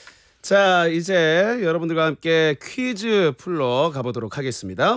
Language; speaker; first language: Korean; native; Korean